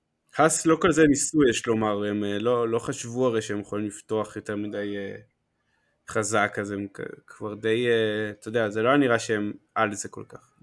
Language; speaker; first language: Hebrew; native; Hebrew